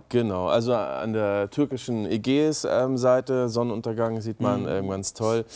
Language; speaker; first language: German; native; German